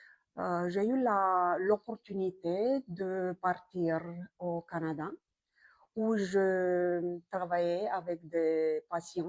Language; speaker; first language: French; non-native, fluent; Romanian